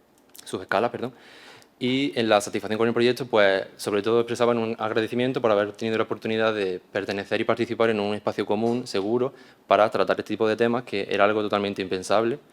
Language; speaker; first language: Spanish; native; Spanish